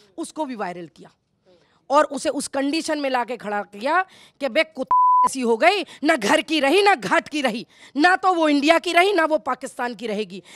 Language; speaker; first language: Hindi; native; Hindi